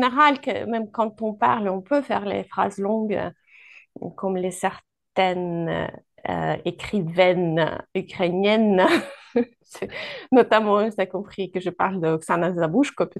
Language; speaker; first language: French; non-native, fluent; Ukrainian